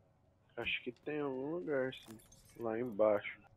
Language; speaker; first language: Portuguese; native; Portuguese